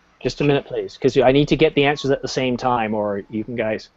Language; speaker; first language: English; native; English